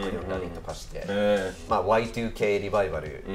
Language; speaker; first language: Japanese; non-native, fluent; English